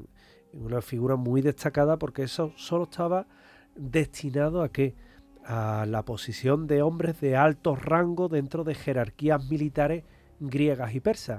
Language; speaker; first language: Spanish; native; Spanish